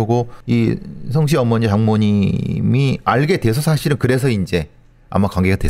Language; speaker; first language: Korean; native; Korean